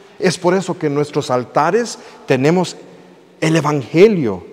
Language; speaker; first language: Spanish; early bilingual, heritage; English